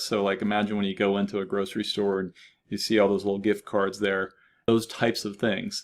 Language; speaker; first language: English; native; English